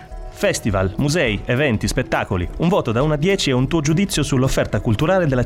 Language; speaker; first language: Italian; native; Italian